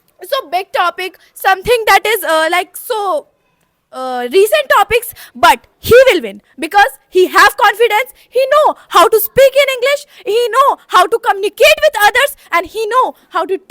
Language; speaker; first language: English; non-native, learner; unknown